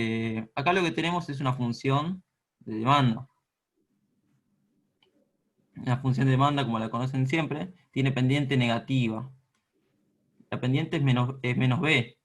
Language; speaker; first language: Spanish; native; Spanish